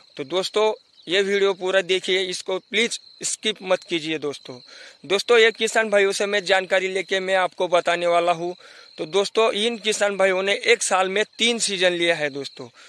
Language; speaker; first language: Hindi; non-native, local second language; Marathi